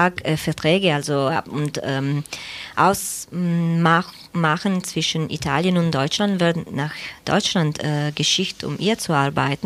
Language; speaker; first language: German; non-native, fluent; Italian